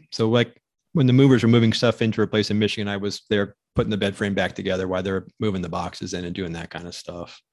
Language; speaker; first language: English; native; English